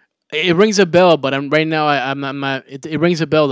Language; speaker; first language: English; early bilingual, other home language; Spanish